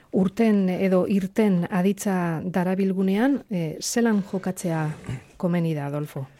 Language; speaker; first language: Basque; native; Basque